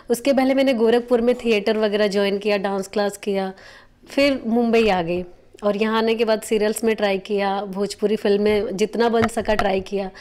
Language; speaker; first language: Hindi; non-native, local second language; Bhojpuri